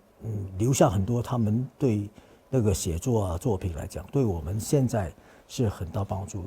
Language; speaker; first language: Chinese; non-native, fluent; Cantonese